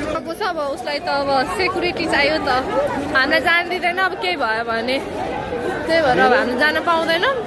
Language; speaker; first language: Nepali; non-native, local second language; Maithili